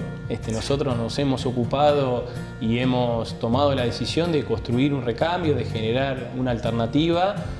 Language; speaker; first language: Spanish; native; Spanish